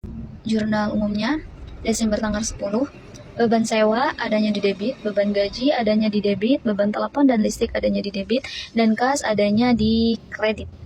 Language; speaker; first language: Indonesian; native; Indonesian